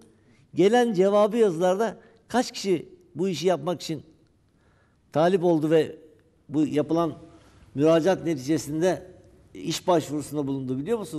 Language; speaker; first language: Turkish; native; Turkish